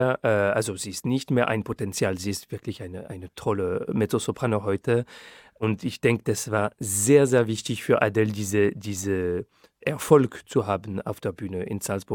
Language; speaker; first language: German; non-native, fluent; French